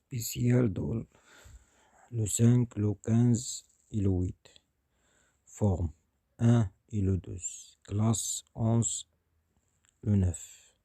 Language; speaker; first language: French; non-native, learner; Arabic